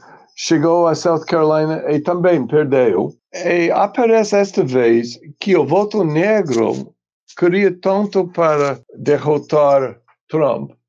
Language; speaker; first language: Portuguese; non-native, fluent; English